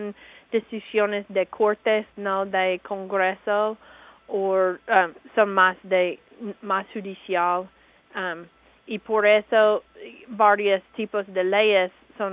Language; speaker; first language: Spanish; non-native, learner; English